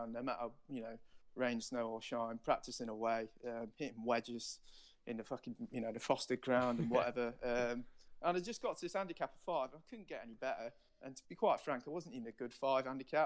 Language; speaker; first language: English; native; English